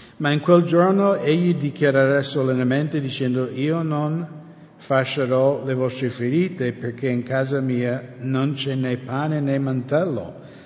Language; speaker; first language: Italian; non-native, fluent; English